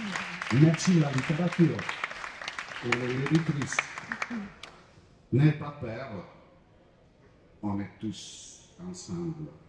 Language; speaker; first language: French; non-native, fluent; Croatian